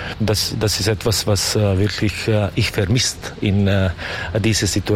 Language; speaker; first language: German; non-native, learner; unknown